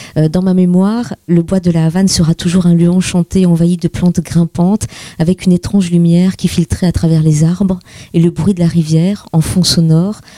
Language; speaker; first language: French; native; French